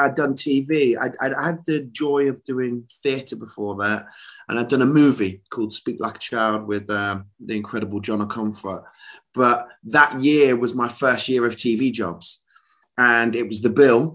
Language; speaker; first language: English; native; English